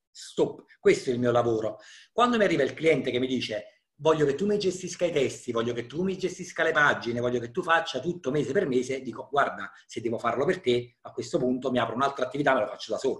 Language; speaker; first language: Italian; native; Italian